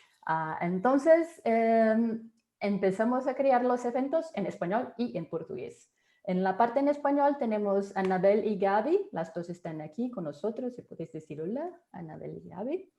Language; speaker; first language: Spanish; non-native, fluent; Portuguese